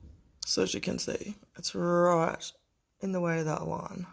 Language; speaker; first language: English; native; English